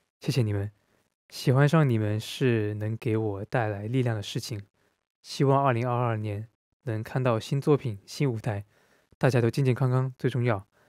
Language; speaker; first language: Chinese; non-native, local second language; Cantonese